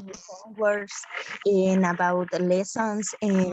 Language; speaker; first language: English; non-native, learner; Spanish